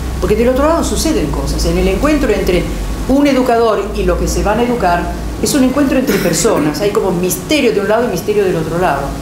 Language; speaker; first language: Spanish; non-native, fluent; Italian